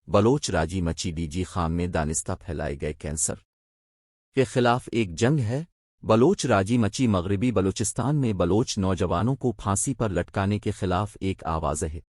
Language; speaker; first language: Urdu; non-native, local second language; Baluchi